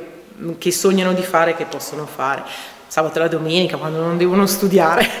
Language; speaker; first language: Italian; native; Italian